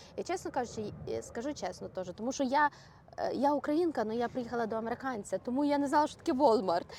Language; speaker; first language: Ukrainian; native; Ukrainian